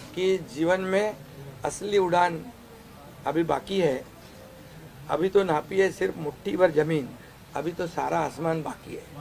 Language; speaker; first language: Hindi; non-native, local second language; Marathi